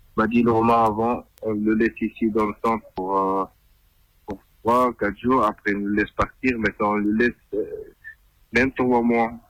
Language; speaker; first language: French; non-native, learner; Arabic